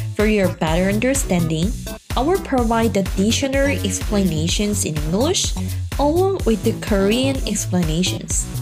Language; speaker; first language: English; non-native, fluent; Korean